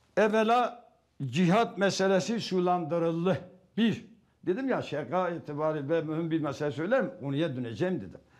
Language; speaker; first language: Turkish; non-native, local second language; Kurdish